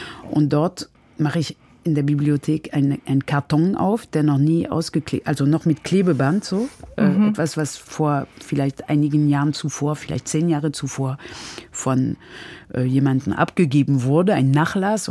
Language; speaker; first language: German; non-native, fluent; French